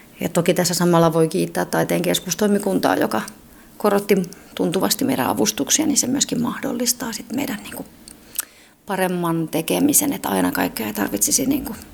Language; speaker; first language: Finnish; native; Finnish